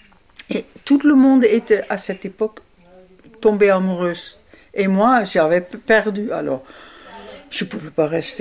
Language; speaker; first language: French; non-native, fluent; Dutch